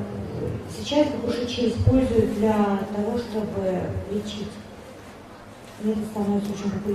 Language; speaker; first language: Russian; native; Russian